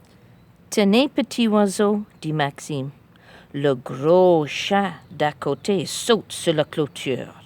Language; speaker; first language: French; non-native, fluent; English